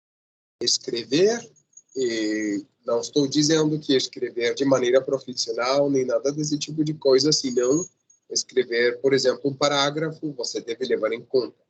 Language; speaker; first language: Portuguese; non-native, fluent; Spanish